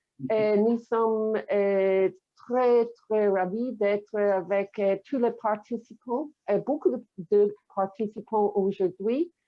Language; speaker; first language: French; non-native, fluent; English